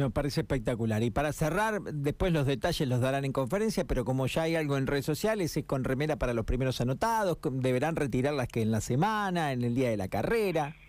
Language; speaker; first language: Spanish; native; Spanish